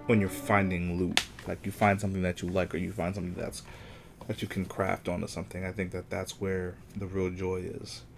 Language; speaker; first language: English; native; English